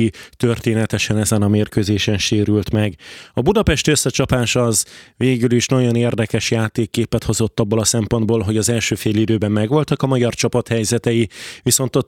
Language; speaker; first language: Hungarian; native; Hungarian